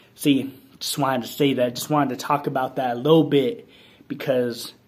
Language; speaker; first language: English; native; English